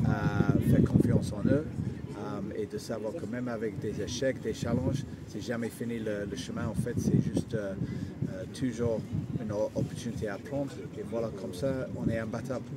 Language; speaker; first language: French; non-native, fluent; English